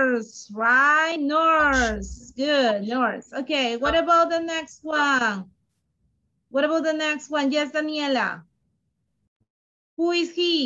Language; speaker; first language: English; non-native, fluent; Spanish